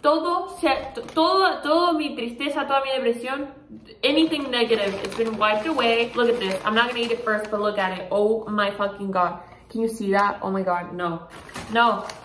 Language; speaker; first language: English; non-native, fluent; Spanish